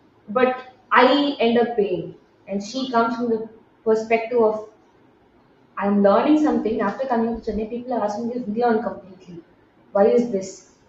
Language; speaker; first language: English; non-native, local second language; Tamil